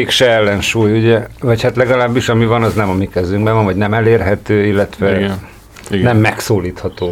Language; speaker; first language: Hungarian; native; Hungarian